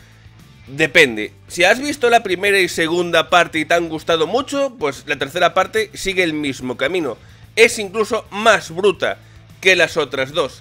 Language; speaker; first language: Spanish; native; Spanish